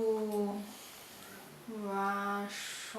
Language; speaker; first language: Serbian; non-native, learner; Chinese